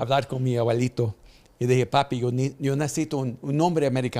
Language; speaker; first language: Spanish; early bilingual, heritage; Spanish